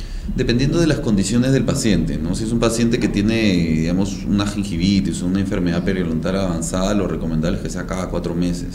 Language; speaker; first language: Spanish; native; Spanish